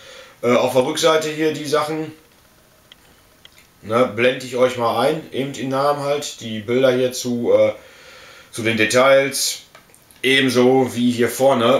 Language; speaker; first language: German; native; German